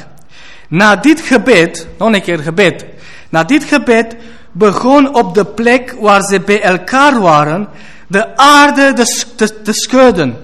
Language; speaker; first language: Dutch; non-native, fluent; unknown